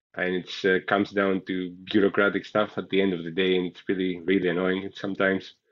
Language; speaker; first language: English; non-native, fluent; Greek